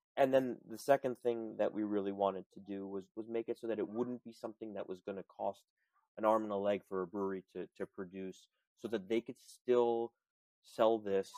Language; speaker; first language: English; native; English